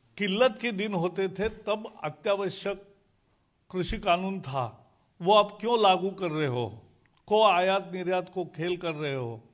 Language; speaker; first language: Hindi; non-native, local second language; Marathi